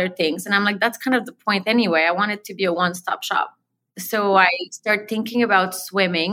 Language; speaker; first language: English; non-native, fluent; French